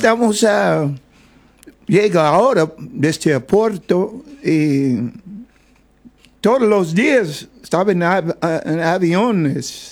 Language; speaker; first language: Spanish; non-native, learner; English